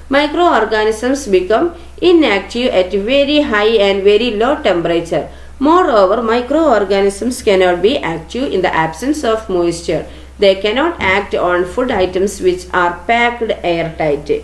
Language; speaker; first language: English; non-native, local second language; Malayalam